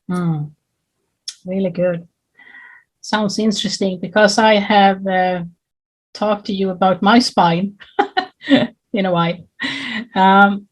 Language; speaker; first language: English; non-native, fluent; Swedish